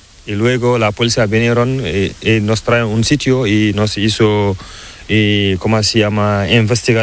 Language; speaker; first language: Spanish; non-native, learner; Fula